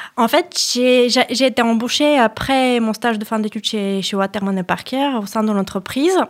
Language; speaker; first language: French; non-native, fluent; Bulgarian